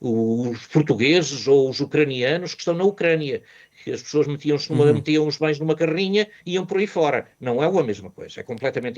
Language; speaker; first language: Portuguese; native; Portuguese